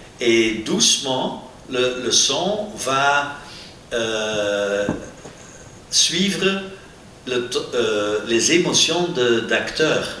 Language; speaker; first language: French; non-native, local second language; Dutch